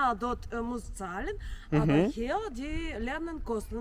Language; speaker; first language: German; non-native, learner; Russian